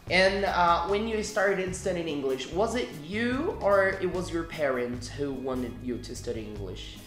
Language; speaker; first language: English; non-native, fluent; Portuguese